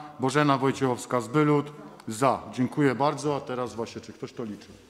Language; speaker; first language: Polish; native; Polish